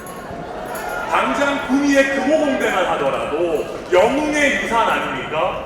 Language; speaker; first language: Korean; native; Korean